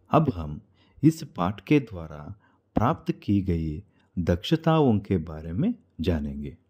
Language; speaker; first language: Hindi; non-native, local second language; Telugu